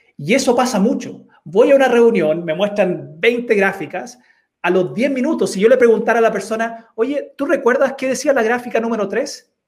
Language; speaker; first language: Spanish; early bilingual, heritage; Spanish